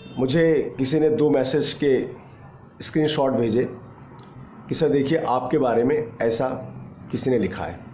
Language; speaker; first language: Hindi; native; Hindi